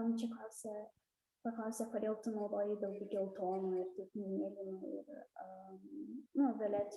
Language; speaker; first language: Lithuanian; early bilingual, heritage; Russian